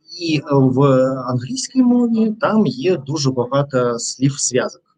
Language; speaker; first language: Ukrainian; non-native, learner; Russian